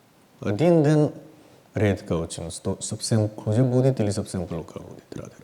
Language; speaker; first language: Russian; non-native, learner; Hindi